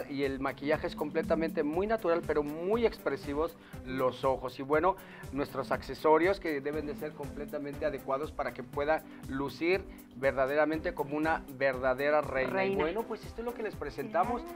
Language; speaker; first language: Spanish; native; Spanish